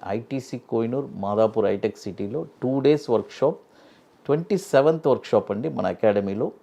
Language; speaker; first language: Telugu; native; Telugu